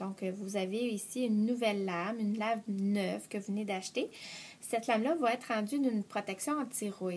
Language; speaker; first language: French; native; French